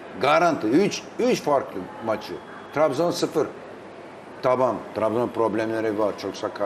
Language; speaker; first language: Turkish; non-native, fluent; Albanian